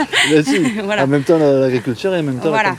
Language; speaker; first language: French; native; French